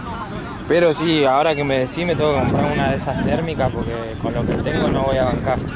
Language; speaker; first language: Spanish; native; Spanish